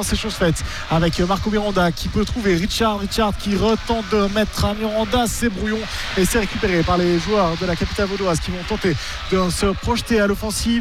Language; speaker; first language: French; native; French